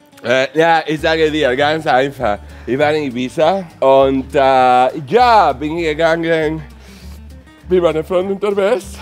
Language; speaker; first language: German; non-native, fluent; Spanish